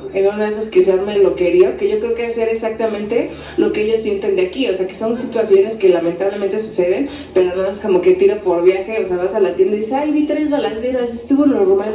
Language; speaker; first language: Spanish; native; Spanish